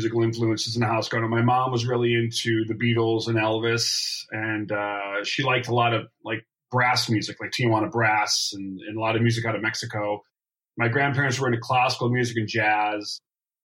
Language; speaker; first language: English; native; English